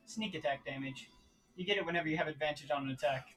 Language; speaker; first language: English; native; English